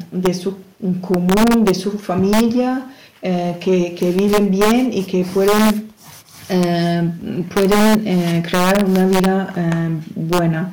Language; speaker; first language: Spanish; non-native, learner; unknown